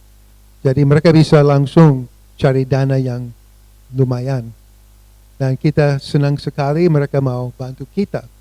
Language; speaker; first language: Indonesian; non-native, fluent; English